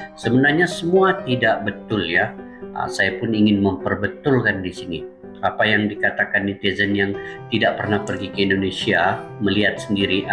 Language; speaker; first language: Malay; native; Malay